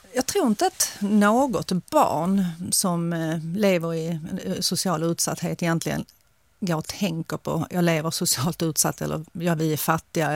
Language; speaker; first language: Swedish; early bilingual, other home language; Finnish